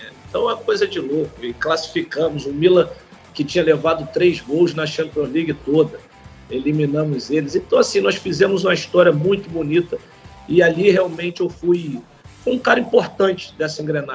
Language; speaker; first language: Portuguese; native; Portuguese